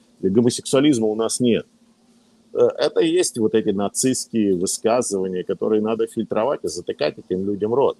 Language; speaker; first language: Russian; native; Russian